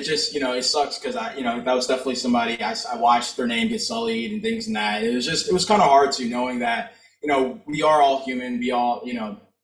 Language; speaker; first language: English; native; English